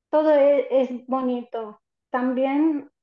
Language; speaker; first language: Spanish; non-native, fluent; Romanian